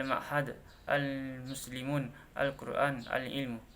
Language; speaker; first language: Arabic; non-native, learner; Indonesian